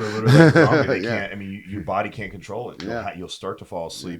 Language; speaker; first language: English; native; English